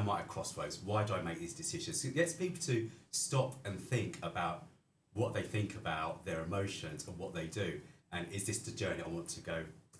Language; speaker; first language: English; native; English